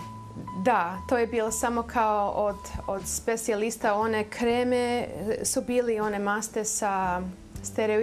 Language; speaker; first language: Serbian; early bilingual, heritage; Serbian